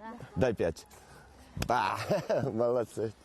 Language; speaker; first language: Russian; non-native, learner; Korean